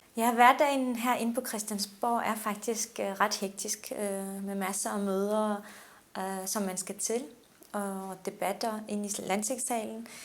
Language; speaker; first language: Danish; early bilingual, other home language; Turkish